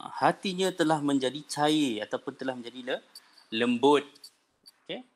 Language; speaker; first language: Malay; native; Malay